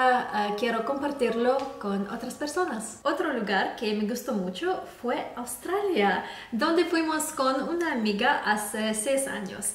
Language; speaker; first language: Spanish; non-native, fluent; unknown